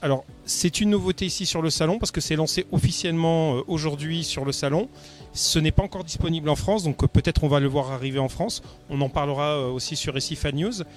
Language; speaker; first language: French; native; French